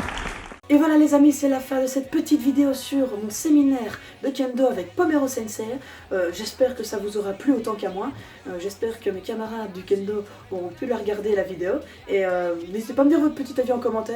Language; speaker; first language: French; native; French